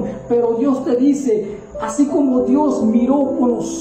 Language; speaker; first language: Spanish; native; Spanish